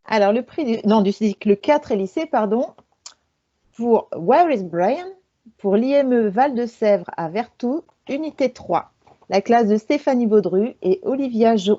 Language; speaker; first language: French; native; French